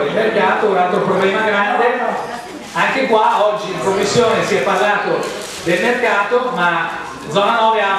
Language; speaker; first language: Italian; native; Italian